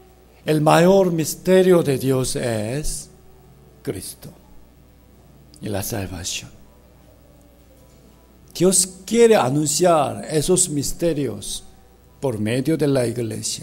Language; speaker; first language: Spanish; non-native, fluent; Korean